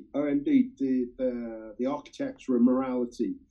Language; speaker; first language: English; native; English